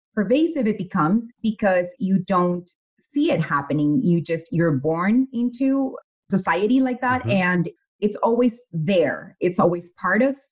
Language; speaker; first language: English; non-native, fluent; Spanish